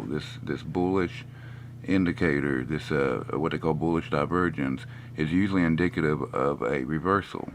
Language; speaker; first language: English; native; English